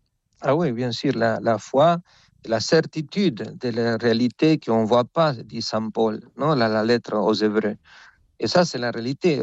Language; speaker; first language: French; non-native, fluent; Spanish